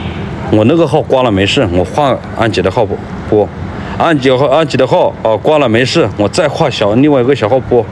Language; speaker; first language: Chinese; native; Chinese